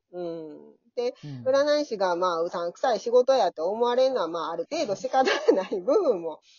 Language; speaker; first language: Japanese; native; Japanese